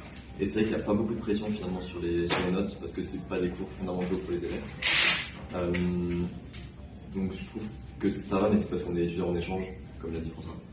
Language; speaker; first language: French; native; French